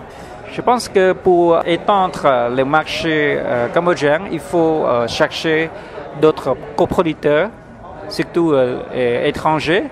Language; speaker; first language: French; non-native, fluent; Khmer